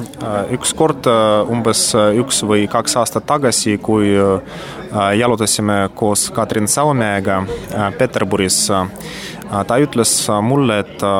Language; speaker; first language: Estonian; non-native, learner; Russian